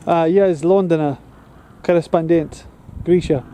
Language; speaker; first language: Russian; non-native, learner; English